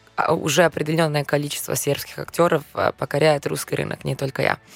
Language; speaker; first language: Russian; non-native, fluent; Serbian